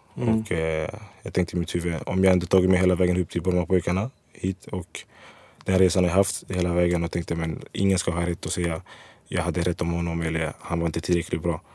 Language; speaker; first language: Swedish; early bilingual, other home language; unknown